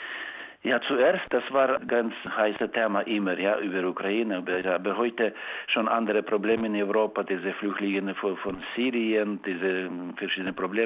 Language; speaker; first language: German; non-native, learner; Ukrainian